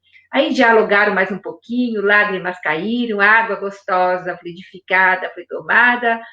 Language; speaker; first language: Portuguese; native; Portuguese